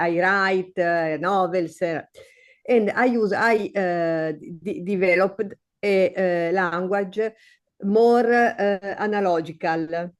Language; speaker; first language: English; non-native, learner; Italian